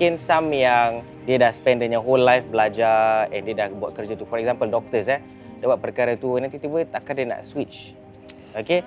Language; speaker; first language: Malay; native; Malay